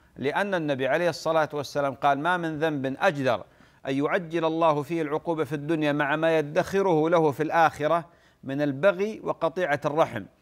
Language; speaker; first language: Arabic; native; Arabic